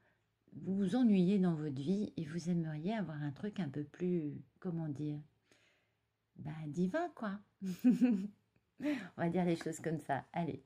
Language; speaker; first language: French; native; French